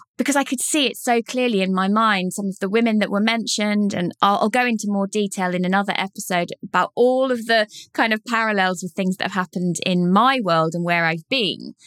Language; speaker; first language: English; native; English